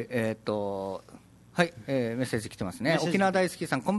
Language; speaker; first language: Japanese; native; Japanese